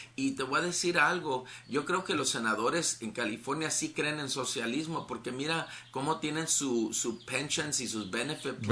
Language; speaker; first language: Spanish; native; Spanish